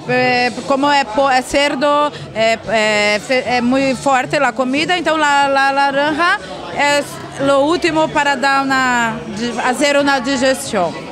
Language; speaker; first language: Spanish; non-native, learner; Portuguese